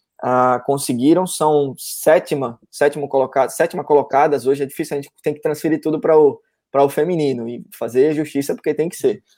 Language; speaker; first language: Portuguese; native; Portuguese